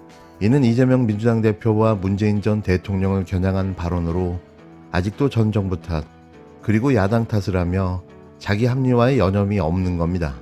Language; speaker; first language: Korean; native; Korean